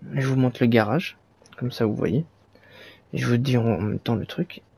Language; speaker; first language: French; native; French